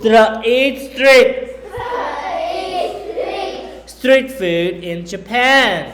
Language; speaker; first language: English; non-native, fluent; Khmer